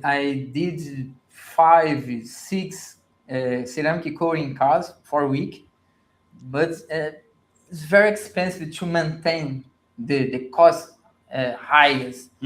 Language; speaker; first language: English; non-native, learner; Portuguese